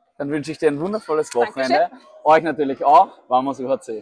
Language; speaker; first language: German; native; German